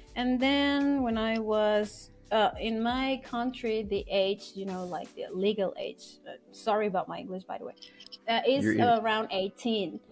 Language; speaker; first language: English; non-native, fluent; Spanish